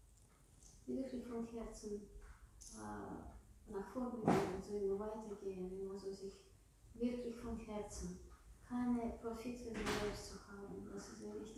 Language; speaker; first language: German; non-native, learner; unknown